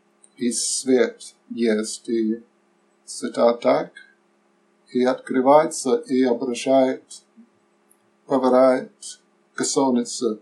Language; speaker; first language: Russian; non-native, learner; English